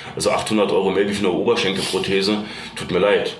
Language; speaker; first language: German; native; German